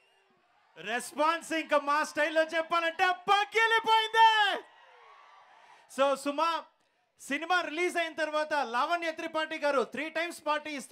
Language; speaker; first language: Telugu; native; Telugu